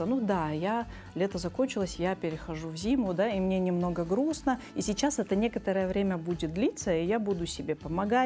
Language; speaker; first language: Russian; native; Russian